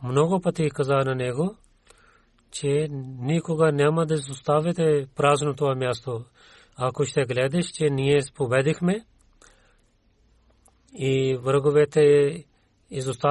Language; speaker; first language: Bulgarian; non-native, learner; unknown